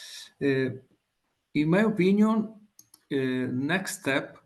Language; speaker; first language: English; non-native, fluent; Italian